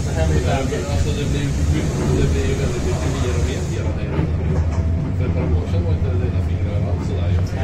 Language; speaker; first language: Swedish; native; Swedish